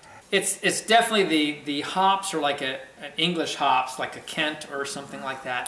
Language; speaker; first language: English; native; English